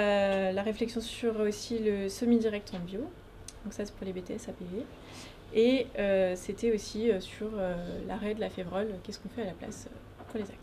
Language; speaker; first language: French; native; French